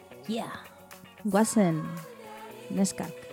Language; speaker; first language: Basque; non-native, learner; Spanish